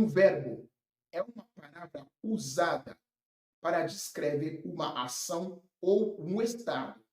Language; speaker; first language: Portuguese; non-native, fluent; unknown